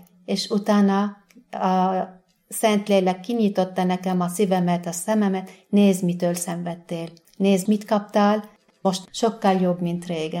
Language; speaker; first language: Hungarian; non-native, learner; Arabic